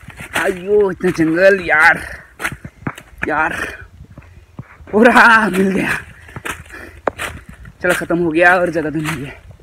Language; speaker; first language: Hindi; non-native, local second language; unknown